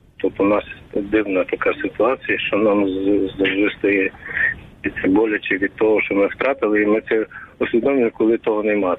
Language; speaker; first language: Ukrainian; early bilingual, heritage; Ukrainian